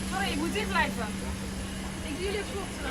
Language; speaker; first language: Dutch; native; Dutch